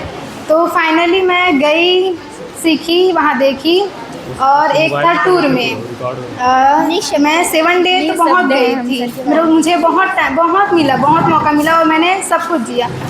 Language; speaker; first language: Hindi; native; Hindi